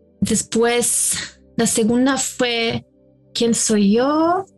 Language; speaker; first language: Spanish; non-native, fluent; German